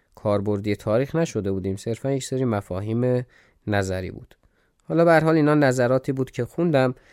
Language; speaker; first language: Persian; non-native, local second language; Azerbaijani